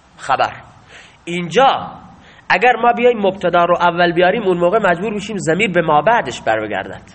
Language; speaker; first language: Persian; non-native, local second language; Baluchi